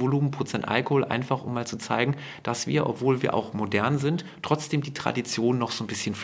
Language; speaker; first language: German; native; German